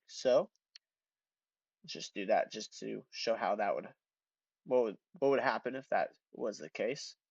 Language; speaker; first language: English; native; English